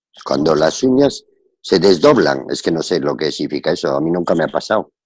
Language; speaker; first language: Spanish; native; Spanish